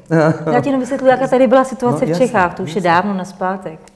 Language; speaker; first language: Czech; native; Czech